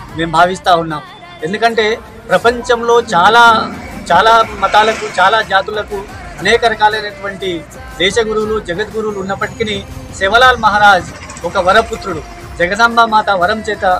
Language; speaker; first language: Telugu; non-native, local second language; Lambadi